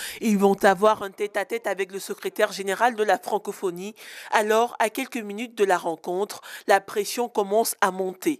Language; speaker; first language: French; native; French